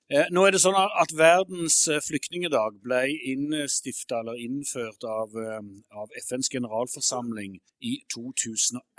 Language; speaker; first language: Norwegian; native; Norwegian